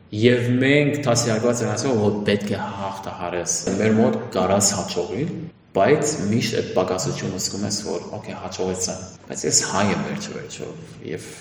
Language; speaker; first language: Armenian; early bilingual, heritage; Armenian